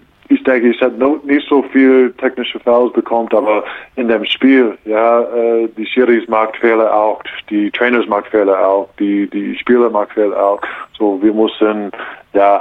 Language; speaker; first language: German; non-native, learner; English